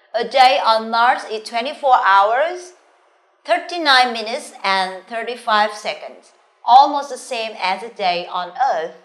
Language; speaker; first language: English; non-native, fluent; Vietnamese